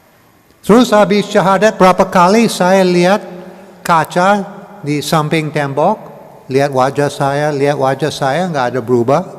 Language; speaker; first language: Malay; non-native, learner; English